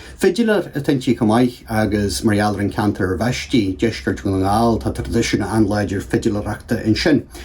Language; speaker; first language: Irish; native; Irish